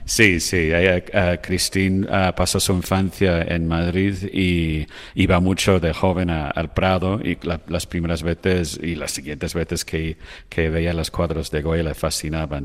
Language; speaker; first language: Spanish; non-native, fluent; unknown